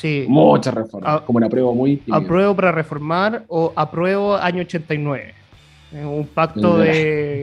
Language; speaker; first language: Spanish; native; Spanish